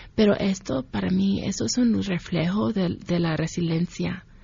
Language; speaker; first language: Spanish; early bilingual, heritage; Spanish